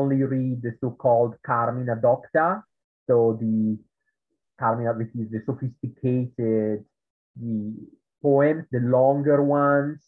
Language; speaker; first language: English; non-native, fluent; Italian